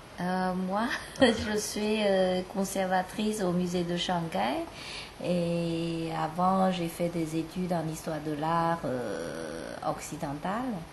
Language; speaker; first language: French; non-native, fluent; Chinese